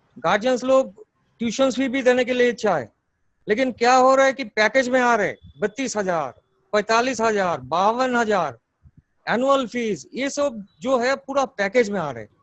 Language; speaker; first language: Hindi; non-native, local second language; Bangla